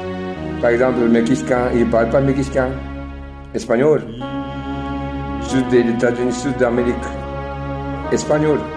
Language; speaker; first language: French; non-native, learner; Japanese